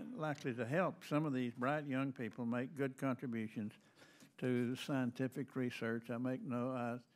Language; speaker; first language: English; native; English